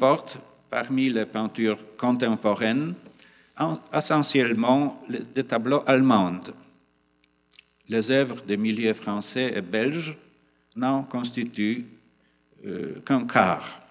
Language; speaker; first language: French; non-native, fluent; Polish